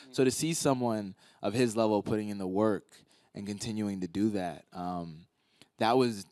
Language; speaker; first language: English; native; English